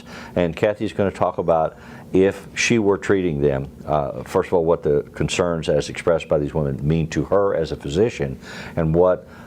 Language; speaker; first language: English; native; English